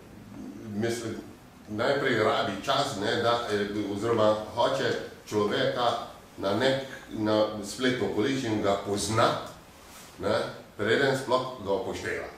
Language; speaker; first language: Slovenian; non-native, fluent; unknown